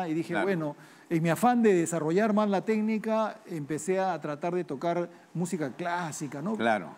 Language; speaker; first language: Spanish; native; Spanish